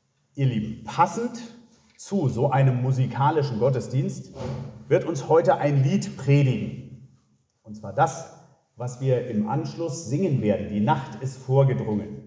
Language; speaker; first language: German; native; German